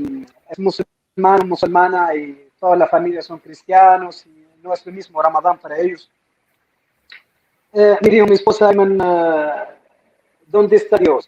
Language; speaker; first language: Spanish; non-native, fluent; Arabic